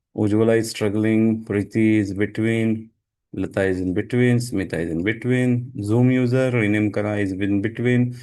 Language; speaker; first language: Hindi; non-native, local second language; Marathi